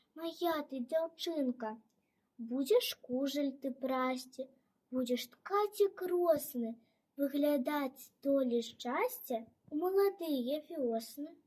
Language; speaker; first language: Belarusian; native; Belarusian